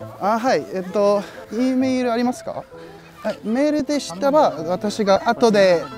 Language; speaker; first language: Japanese; non-native, learner; Korean